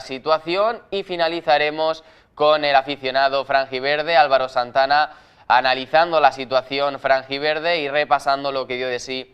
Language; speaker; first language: Spanish; native; Spanish